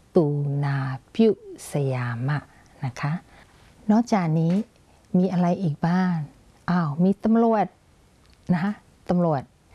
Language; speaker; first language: Thai; non-native, fluent; Burmese